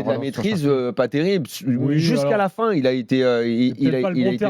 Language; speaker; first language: French; native; French